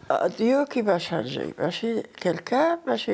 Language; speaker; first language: French; non-native, learner; Arabic